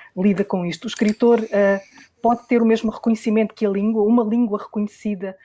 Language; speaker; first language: Portuguese; native; Portuguese